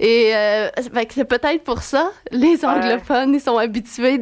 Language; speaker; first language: French; native; French